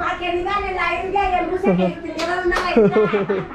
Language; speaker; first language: Spanish; native; Spanish